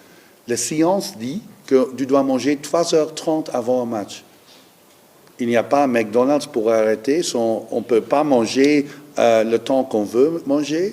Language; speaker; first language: French; non-native, learner; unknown